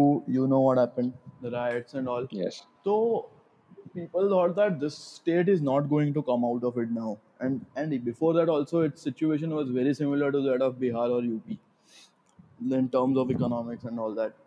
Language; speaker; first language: English; non-native, local second language; Gujarati